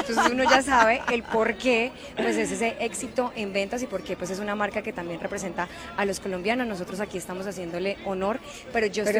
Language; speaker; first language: Spanish; native; Spanish